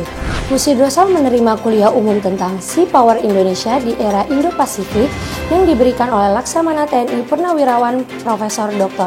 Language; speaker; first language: Indonesian; native; Indonesian